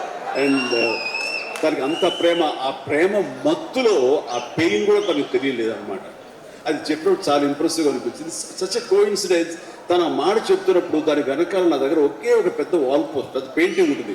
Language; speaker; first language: Telugu; native; Telugu